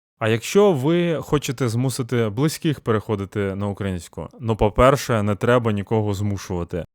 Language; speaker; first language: Ukrainian; non-native, local second language; Russian